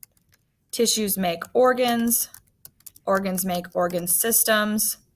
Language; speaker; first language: English; native; English